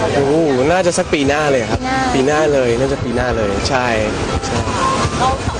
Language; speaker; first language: Thai; native; Thai